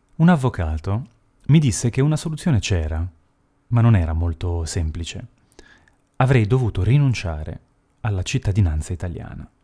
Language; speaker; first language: Italian; early bilingual, heritage; Italian